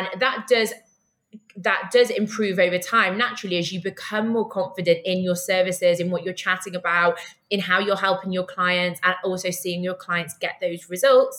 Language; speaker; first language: English; native; English